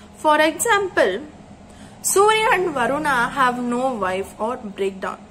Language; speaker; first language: English; non-native, local second language; Kannada